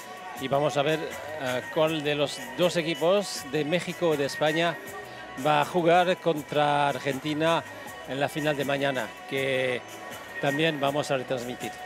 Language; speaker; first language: Spanish; non-native, fluent; French